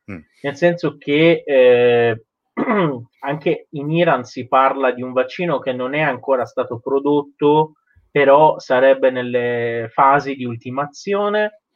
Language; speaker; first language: Italian; non-native, fluent; Persian